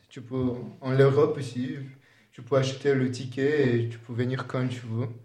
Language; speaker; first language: French; non-native, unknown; Georgian